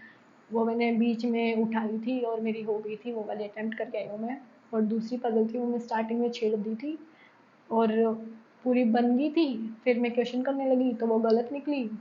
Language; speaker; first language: Hindi; native; Hindi